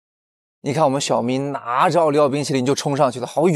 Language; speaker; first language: Chinese; native; Chinese